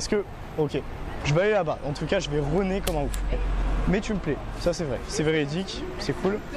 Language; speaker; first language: French; native; French